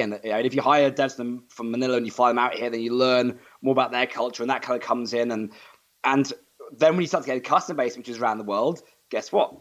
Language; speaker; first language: English; native; English